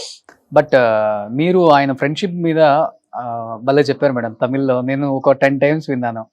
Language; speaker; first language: Telugu; native; Telugu